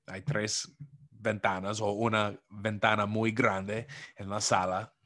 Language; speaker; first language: Spanish; non-native, fluent; English